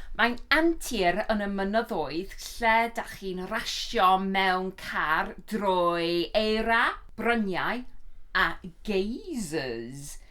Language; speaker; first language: Welsh; non-native, learner; English